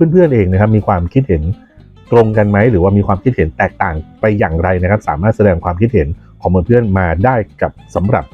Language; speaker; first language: Thai; native; Thai